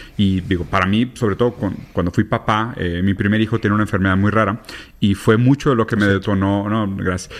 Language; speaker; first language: Spanish; native; Spanish